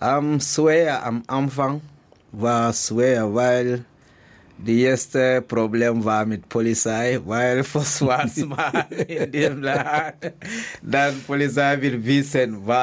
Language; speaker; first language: German; non-native, learner; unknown